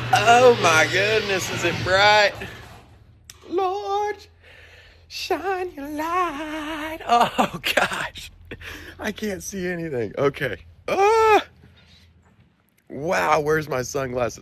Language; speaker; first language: English; native; English